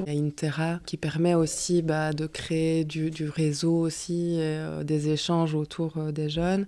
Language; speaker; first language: French; native; French